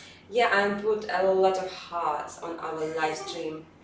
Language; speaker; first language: English; non-native, fluent; Russian